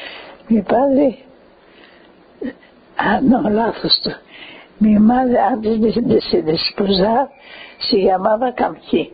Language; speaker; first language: Spanish; early bilingual, heritage; Ladino